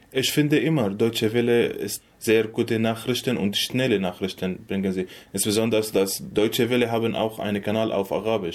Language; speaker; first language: German; non-native, learner; Arabic